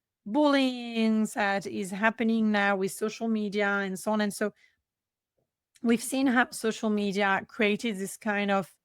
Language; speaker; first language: English; non-native, fluent; French